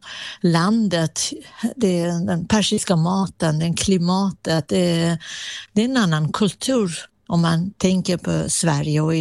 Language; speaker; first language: Swedish; non-native, fluent; Persian